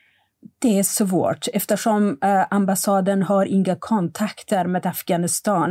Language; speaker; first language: Swedish; non-native, fluent; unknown